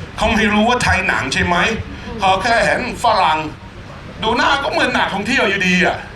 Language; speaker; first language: Thai; non-native, fluent; English